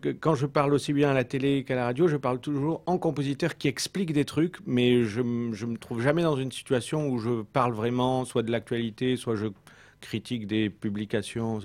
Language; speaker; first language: French; early bilingual, heritage; French